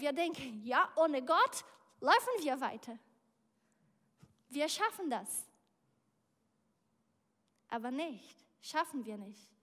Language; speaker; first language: German; non-native, learner; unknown